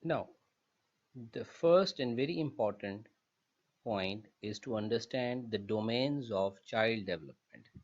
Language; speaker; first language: English; non-native, local second language; Urdu